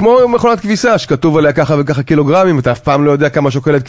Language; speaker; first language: Hebrew; native; Hebrew